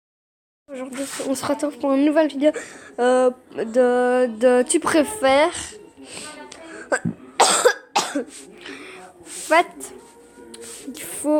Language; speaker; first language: French; native; French